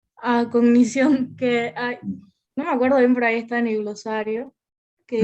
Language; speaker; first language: Spanish; native; Spanish